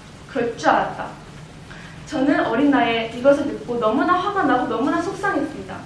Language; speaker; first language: Korean; early bilingual, heritage; Korean